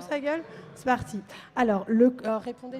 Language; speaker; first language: French; native; French